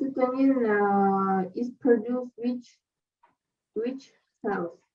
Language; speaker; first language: English; non-native, fluent; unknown